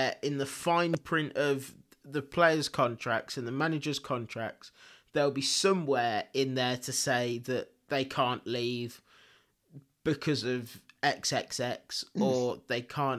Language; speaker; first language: English; native; English